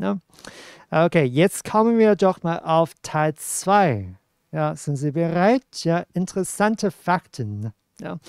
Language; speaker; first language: German; non-native, fluent; Cantonese